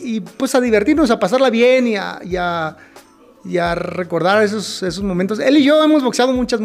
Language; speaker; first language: Spanish; native; Spanish